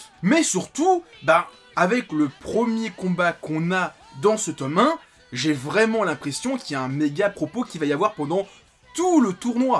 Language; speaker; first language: French; native; French